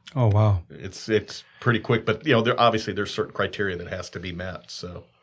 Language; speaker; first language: English; native; English